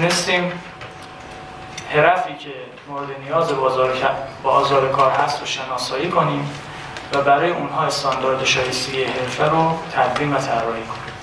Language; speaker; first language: Persian; native; Persian